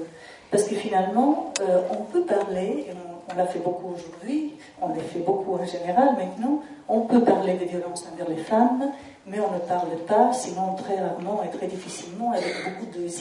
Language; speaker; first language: French; non-native, fluent; Italian